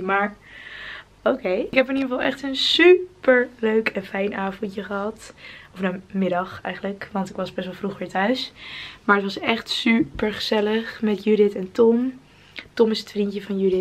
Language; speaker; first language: Dutch; native; Dutch